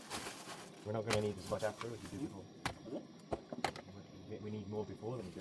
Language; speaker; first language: English; non-native, fluent; Arabic